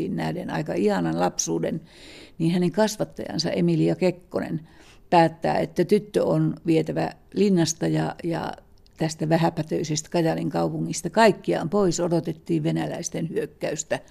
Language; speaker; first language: Finnish; native; Finnish